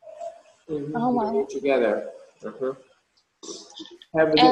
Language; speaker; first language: English; non-native, fluent; Vietnamese